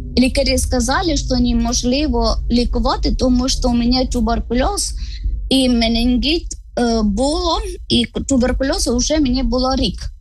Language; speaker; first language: Ukrainian; non-native, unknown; Malayalam